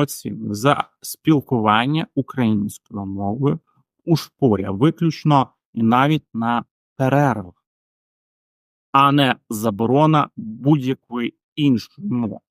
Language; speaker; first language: Ukrainian; native; Ukrainian